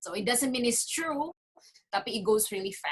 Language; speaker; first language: English; non-native, fluent; Indonesian